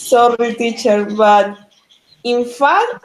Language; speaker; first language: English; non-native, learner; Spanish